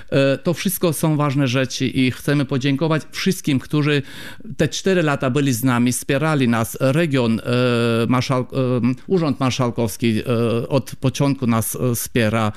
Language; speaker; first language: Polish; non-native, fluent; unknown